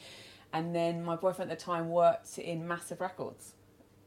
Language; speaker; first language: English; native; English